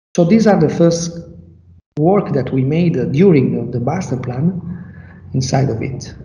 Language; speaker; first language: English; non-native, learner; Italian